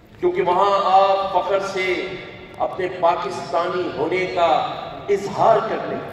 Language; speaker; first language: Urdu; native; Urdu